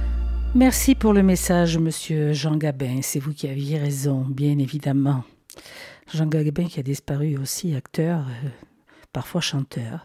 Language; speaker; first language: French; native; French